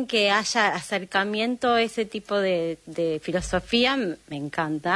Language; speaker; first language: Spanish; non-native, fluent; Japanese